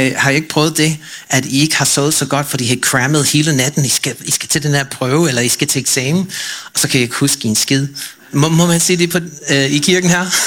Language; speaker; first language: Danish; non-native, fluent; English